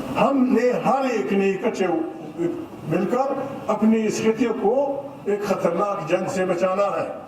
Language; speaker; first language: Urdu; non-native, local second language; Pashto